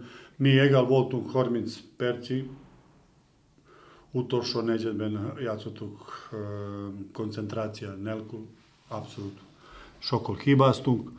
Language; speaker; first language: Hungarian; non-native, learner; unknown